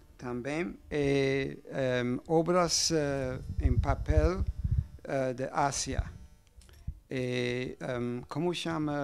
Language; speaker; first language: Portuguese; non-native, learner; English